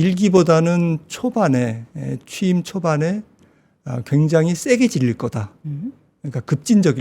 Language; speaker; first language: Korean; native; Korean